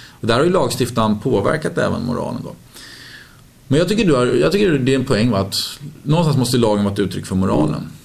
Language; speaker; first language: Swedish; native; Swedish